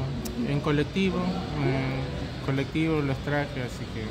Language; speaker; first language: Spanish; non-native, local second language; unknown